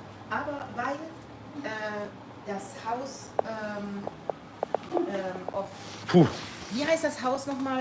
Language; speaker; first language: German; native; German